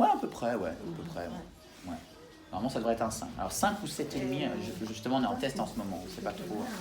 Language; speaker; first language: French; native; French